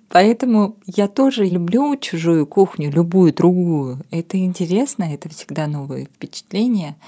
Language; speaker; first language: Russian; non-native, local second language; Armenian